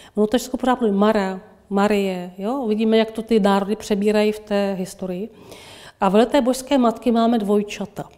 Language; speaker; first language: Czech; native; Czech